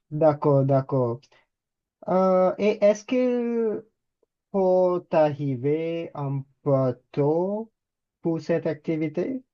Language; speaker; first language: French; non-native, fluent; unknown